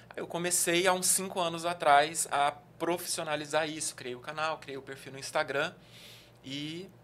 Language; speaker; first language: Portuguese; native; Portuguese